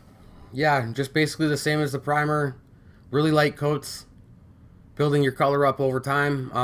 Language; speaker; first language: English; native; English